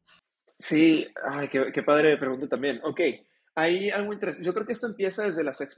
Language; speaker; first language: Spanish; native; Spanish